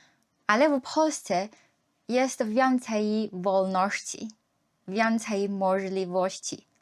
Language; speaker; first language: Polish; non-native, learner; Chinese